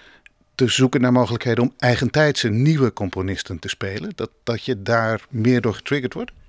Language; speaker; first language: Dutch; native; Dutch